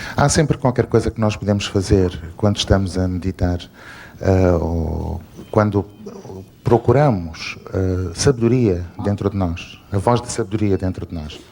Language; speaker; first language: Portuguese; native; Portuguese